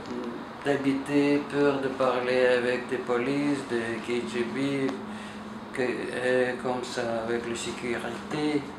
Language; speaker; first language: French; non-native, learner; Russian